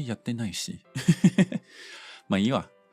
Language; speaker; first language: Japanese; non-native, learner; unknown